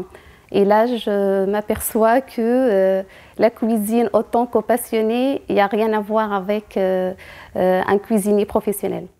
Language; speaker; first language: French; non-native, fluent; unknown